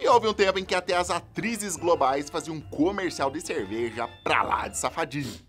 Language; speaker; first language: Portuguese; native; Portuguese